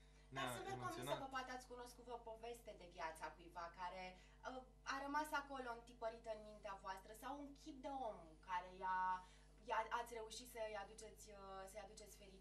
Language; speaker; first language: Romanian; native; Romanian